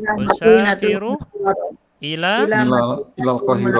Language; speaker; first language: Arabic; non-native, fluent; Indonesian